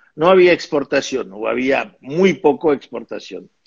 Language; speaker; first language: Spanish; non-native, fluent; French